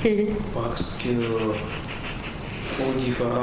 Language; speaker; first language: French; non-native, learner; Russian